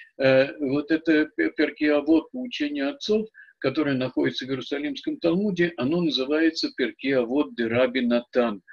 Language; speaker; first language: Russian; native; Russian